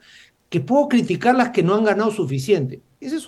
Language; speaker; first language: Spanish; native; Spanish